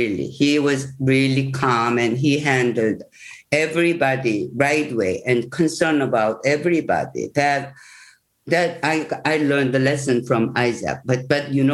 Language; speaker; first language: English; non-native, learner; Korean